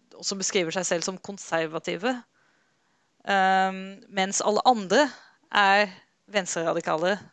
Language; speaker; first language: Norwegian; non-native, fluent; Dutch